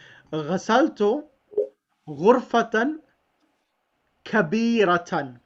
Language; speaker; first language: Arabic; non-native, fluent; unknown